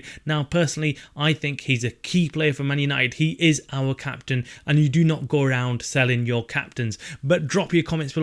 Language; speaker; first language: English; native; English